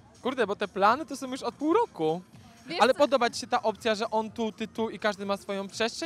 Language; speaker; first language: Polish; native; Polish